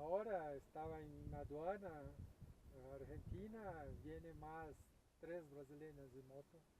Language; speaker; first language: Spanish; non-native, learner; Portuguese